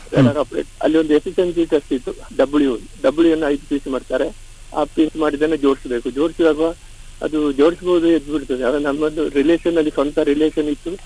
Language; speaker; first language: Kannada; non-native, local second language; Kodava